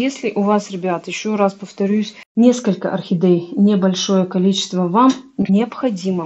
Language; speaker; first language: Russian; native; Russian